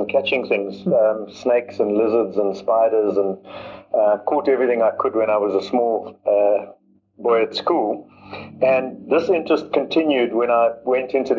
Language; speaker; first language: English; native; English